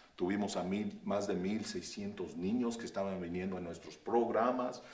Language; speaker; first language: Spanish; early bilingual, other home language; English